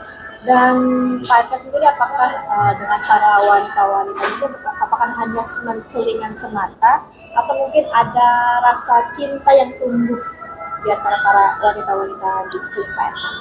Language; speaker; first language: Indonesian; native; Indonesian